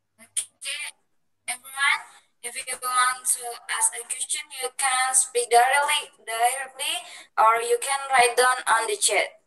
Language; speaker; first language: English; non-native, learner; Indonesian